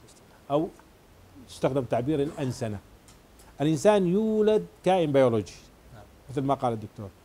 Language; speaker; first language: Arabic; native; Arabic